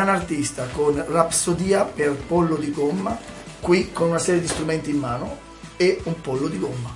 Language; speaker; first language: Italian; native; Italian